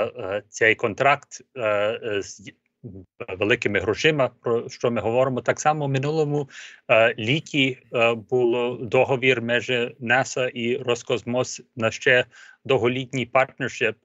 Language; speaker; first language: Ukrainian; early bilingual, heritage; Ukrainian